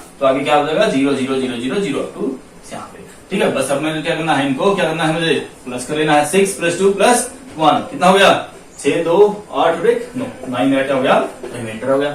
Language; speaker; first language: Hindi; native; Hindi